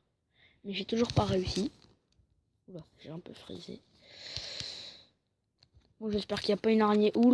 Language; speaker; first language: French; native; French